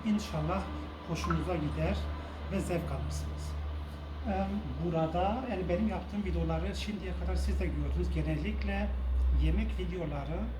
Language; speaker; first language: Turkish; non-native, local second language; Kurdish